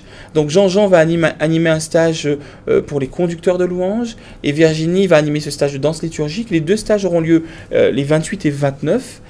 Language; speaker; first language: French; native; French